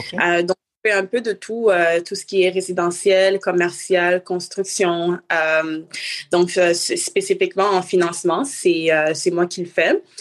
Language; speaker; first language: French; native; French